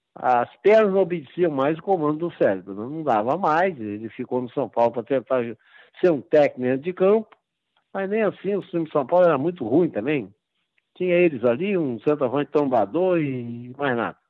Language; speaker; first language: Portuguese; native; Portuguese